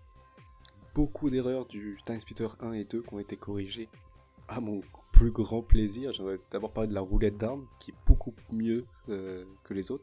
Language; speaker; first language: French; native; French